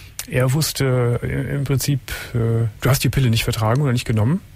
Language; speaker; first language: German; native; German